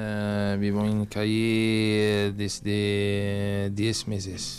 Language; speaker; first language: Spanish; non-native, learner; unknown